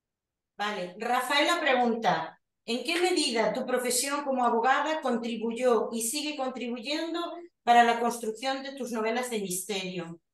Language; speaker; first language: Spanish; native; Spanish